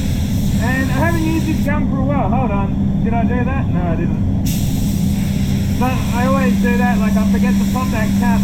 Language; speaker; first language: English; native; English